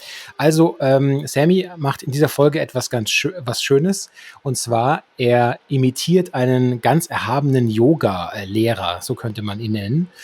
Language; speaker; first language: German; native; German